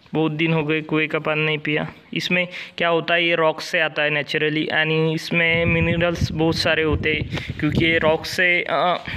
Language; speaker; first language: Hindi; non-native, local second language; Marathi